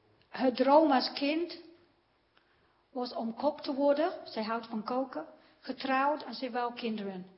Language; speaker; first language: Dutch; non-native, fluent; English